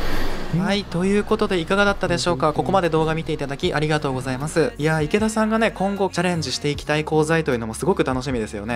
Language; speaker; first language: Japanese; native; Japanese